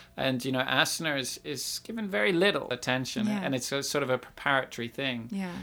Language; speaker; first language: English; native; English